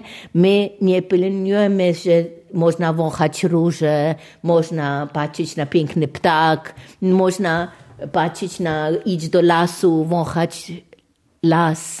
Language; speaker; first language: Polish; non-native, fluent; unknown